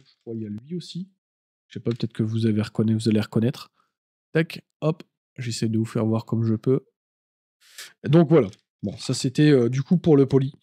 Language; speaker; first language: French; native; French